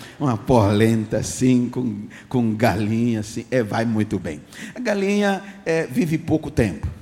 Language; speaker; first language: Portuguese; non-native, fluent; English